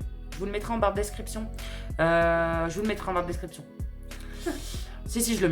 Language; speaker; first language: French; native; French